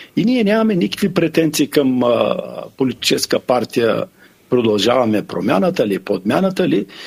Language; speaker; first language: Bulgarian; non-native, local second language; Turkish